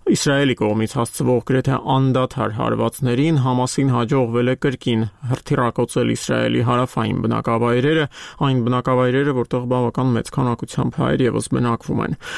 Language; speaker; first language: Armenian; native; Armenian